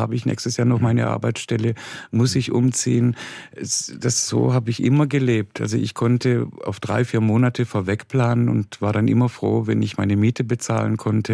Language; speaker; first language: German; native; German